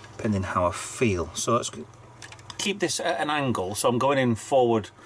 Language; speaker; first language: English; native; English